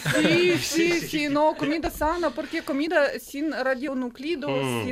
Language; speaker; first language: Spanish; non-native, learner; Ukrainian